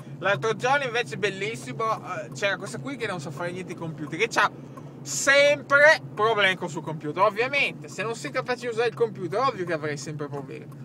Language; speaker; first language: Italian; native; Italian